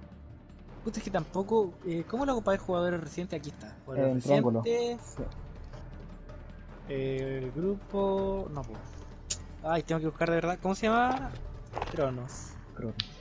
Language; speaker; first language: Spanish; native; Spanish